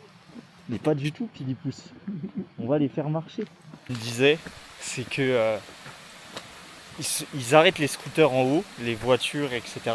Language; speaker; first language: French; native; French